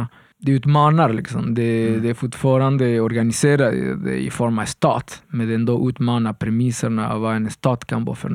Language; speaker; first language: Swedish; non-native, fluent; Spanish